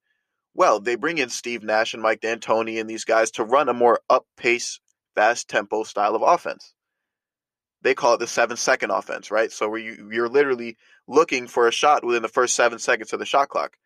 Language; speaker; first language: English; native; English